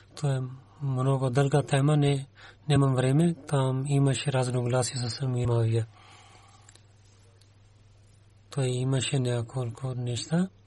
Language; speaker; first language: Bulgarian; non-native, learner; Urdu